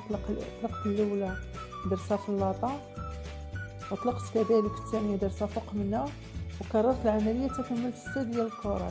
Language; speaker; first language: Arabic; native; Arabic